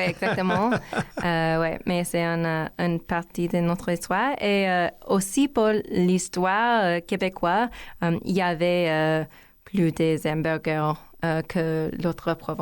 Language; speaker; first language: French; non-native, learner; English